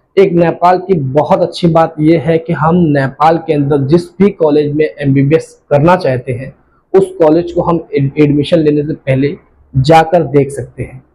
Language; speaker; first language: Hindi; native; Hindi